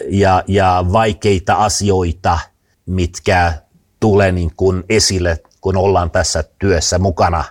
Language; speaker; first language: Finnish; non-native, fluent; Swedish